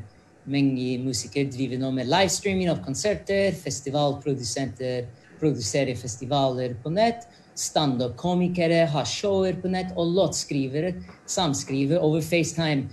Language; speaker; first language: Norwegian; non-native, fluent; English